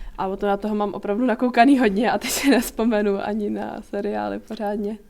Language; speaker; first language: Czech; native; Czech